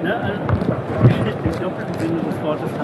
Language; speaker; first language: German; native; German